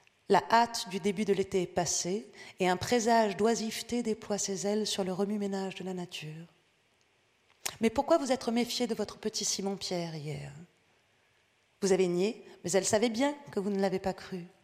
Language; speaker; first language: French; early bilingual, heritage; French